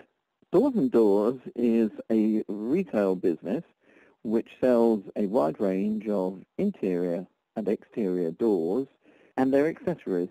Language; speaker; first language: English; native; English